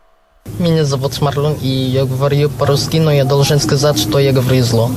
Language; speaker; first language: Russian; non-native, learner; Filipino